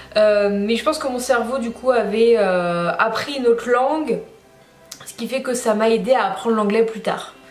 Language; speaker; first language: French; native; French